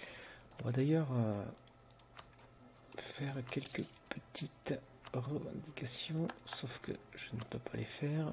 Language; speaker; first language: French; native; French